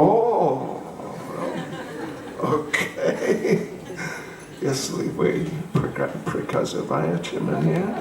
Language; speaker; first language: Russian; non-native, learner; English